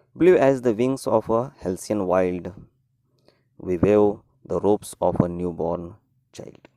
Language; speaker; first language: English; non-native, local second language; Marathi